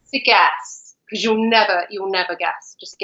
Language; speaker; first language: English; native; English